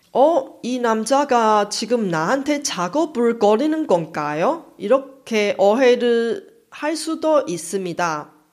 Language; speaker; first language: Korean; non-native, fluent; Chinese